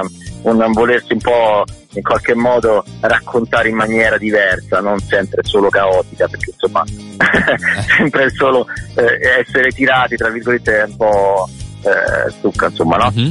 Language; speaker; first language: Italian; native; Italian